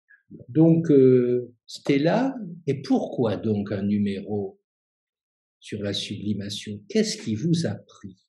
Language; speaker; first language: French; native; French